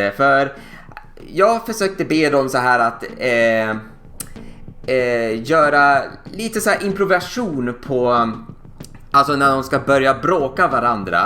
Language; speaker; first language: Swedish; native; Swedish